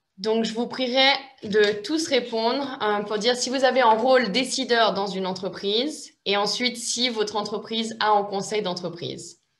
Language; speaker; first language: French; native; French